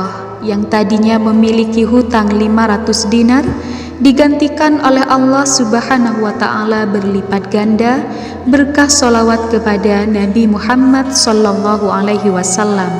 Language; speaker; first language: Indonesian; native; Indonesian